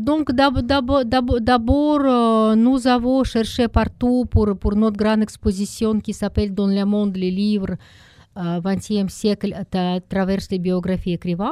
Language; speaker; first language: French; non-native, learner; Russian